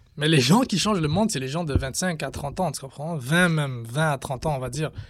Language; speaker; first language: French; early bilingual, other home language; Arabic